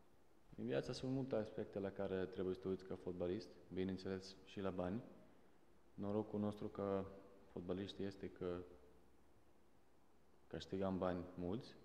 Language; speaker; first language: Romanian; non-native, fluent; Serbian